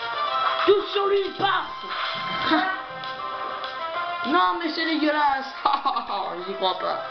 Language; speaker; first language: French; native; French